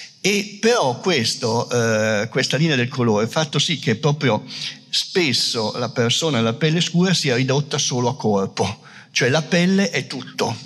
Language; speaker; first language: Italian; native; Italian